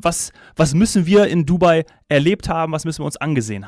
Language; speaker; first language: German; native; German